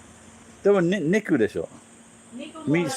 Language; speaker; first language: Japanese; non-native, learner; English